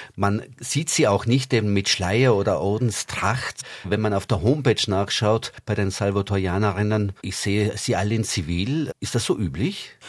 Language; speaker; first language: German; native; German